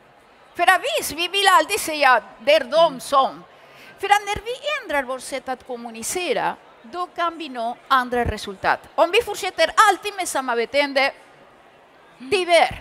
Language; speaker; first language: Swedish; early bilingual, other home language; Spanish